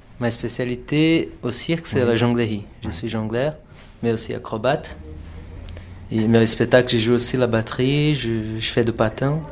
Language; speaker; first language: French; non-native, fluent; Portuguese